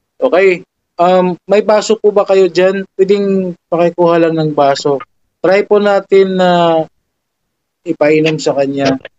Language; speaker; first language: Filipino; non-native, local second language; Cebuano